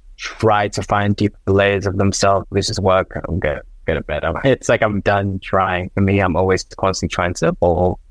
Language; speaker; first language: English; native; English